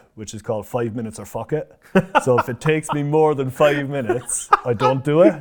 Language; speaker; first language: English; native; English